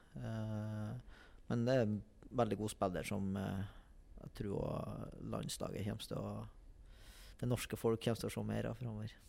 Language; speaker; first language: Norwegian; native; Norwegian